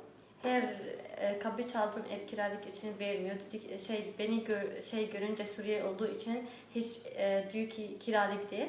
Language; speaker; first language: Turkish; non-native, learner; Arabic